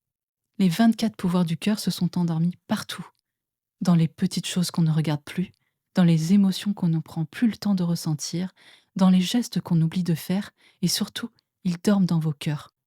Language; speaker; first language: French; native; French